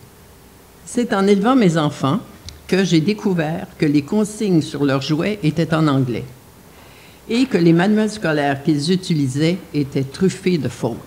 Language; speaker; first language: French; native; French